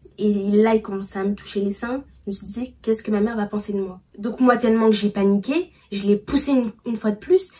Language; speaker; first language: French; early bilingual, other home language; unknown